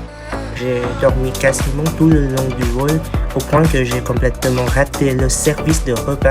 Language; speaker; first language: French; non-native, fluent; Vietnamese